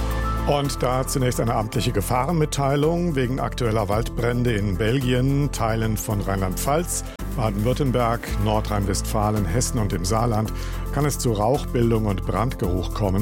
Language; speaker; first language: German; native; German